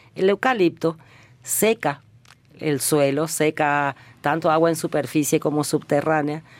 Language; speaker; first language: Spanish; native; Spanish